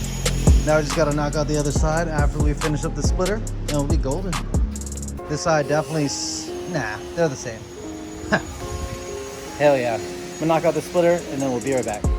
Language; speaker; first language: English; native; English